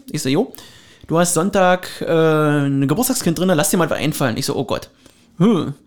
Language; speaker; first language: German; native; German